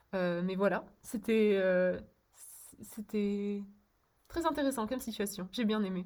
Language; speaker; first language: French; early bilingual, other home language; Czech